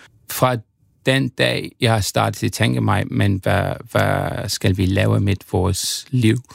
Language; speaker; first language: Danish; non-native, fluent; English